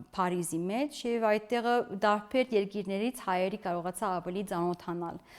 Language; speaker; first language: Armenian; early bilingual, heritage; Armenian